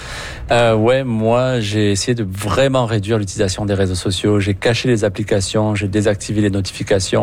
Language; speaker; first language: French; native; French